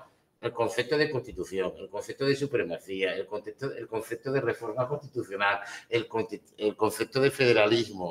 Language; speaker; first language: Spanish; native; Spanish